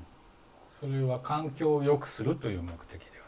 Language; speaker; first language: Japanese; native; Japanese